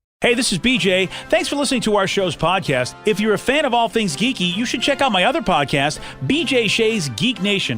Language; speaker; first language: English; native; English